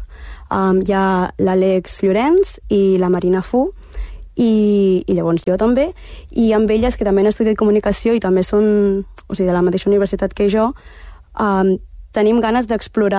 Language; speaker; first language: Catalan; early bilingual, heritage; Catalan